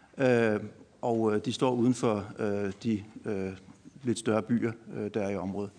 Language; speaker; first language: Danish; native; Danish